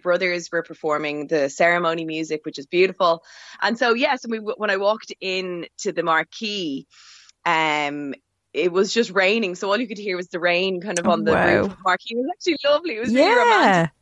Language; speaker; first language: English; native; English